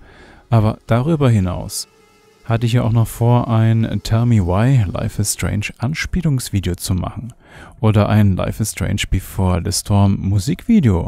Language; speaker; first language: German; native; German